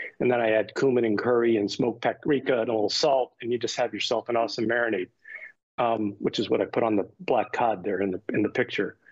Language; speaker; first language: English; native; English